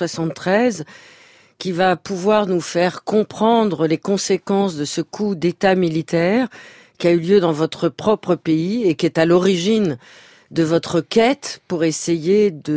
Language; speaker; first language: French; native; French